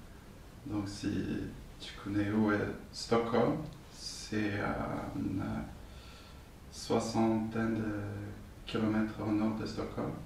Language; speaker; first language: French; non-native, fluent; Swedish